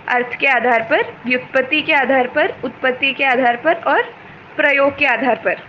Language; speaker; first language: Hindi; non-native, local second language; Malayalam